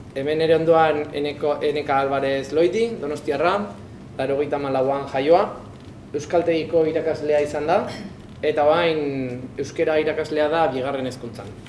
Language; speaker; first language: Basque; native; Basque